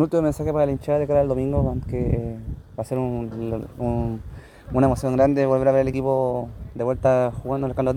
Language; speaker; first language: Spanish; native; Spanish